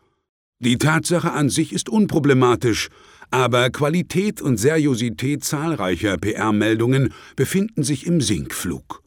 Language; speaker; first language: German; native; German